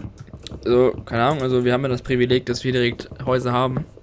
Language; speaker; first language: German; native; German